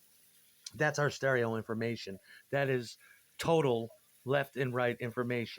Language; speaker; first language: English; native; English